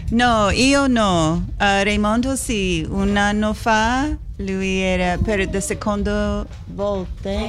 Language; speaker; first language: Italian; non-native, learner; English